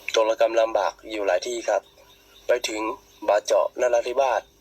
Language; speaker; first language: Thai; non-native, fluent; Burmese